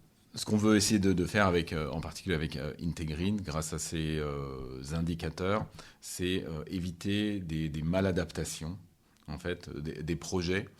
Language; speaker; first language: French; native; French